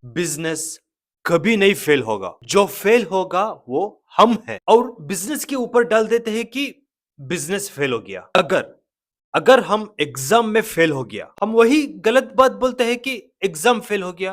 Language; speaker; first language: Hindi; non-native, local second language; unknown